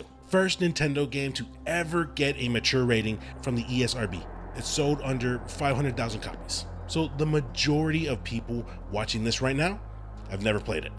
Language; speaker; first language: English; native; English